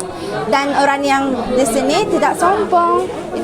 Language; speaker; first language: Indonesian; non-native, learner; Arabic